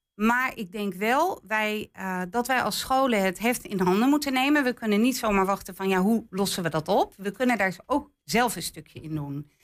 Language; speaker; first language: Dutch; native; Dutch